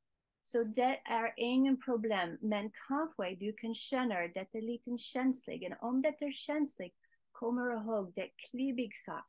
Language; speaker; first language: Swedish; non-native, learner; English